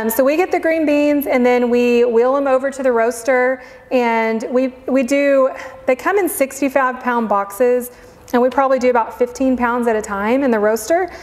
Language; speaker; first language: English; native; English